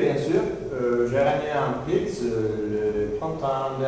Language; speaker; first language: French; non-native, learner; Spanish